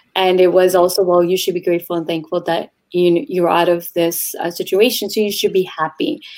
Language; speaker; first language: English; native; English